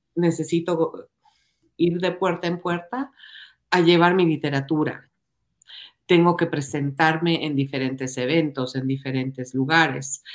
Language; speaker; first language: Spanish; native; Spanish